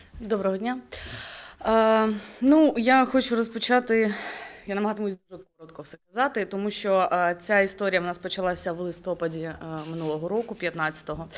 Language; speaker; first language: Ukrainian; native; Ukrainian